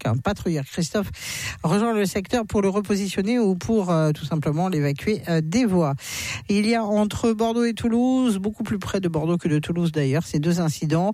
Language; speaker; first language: French; native; French